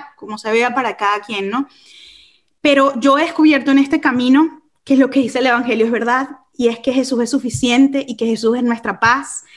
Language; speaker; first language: Spanish; native; Spanish